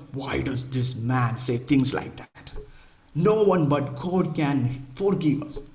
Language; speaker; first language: English; non-native, local second language; Malayalam